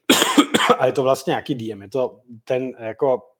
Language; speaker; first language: Czech; native; Czech